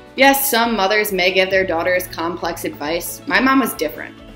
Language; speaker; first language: English; native; English